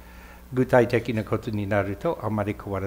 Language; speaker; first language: Japanese; non-native, fluent; English